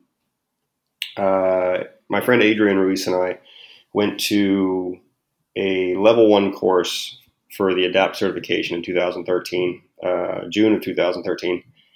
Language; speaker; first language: English; native; English